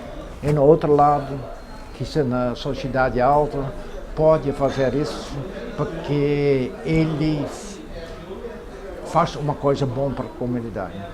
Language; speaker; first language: Portuguese; non-native, fluent; Dutch